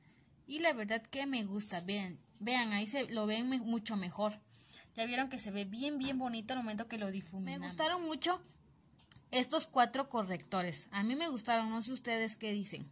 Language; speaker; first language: Spanish; native; Spanish